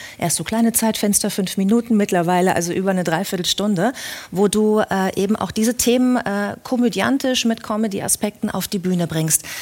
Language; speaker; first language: German; native; German